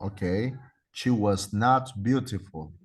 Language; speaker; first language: English; non-native, fluent; Spanish